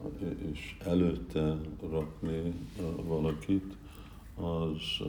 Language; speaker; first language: Hungarian; early bilingual, heritage; Hungarian